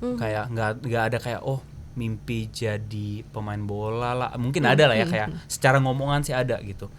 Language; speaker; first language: Indonesian; early bilingual, heritage; Japanese